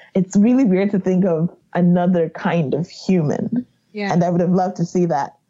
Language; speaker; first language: English; non-native, local second language; Yoruba